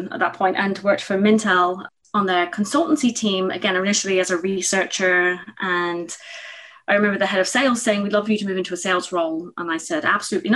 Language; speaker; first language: English; native; English